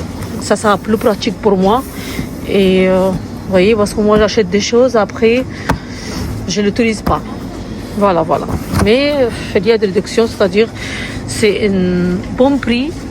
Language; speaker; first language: French; non-native, learner; Arabic